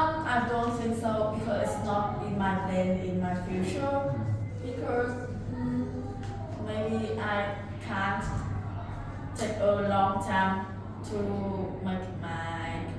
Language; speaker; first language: English; non-native, learner; Vietnamese